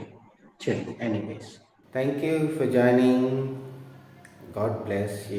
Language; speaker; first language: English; non-native, local second language; Hindi